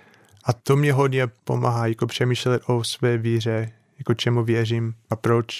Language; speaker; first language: Czech; non-native, fluent; English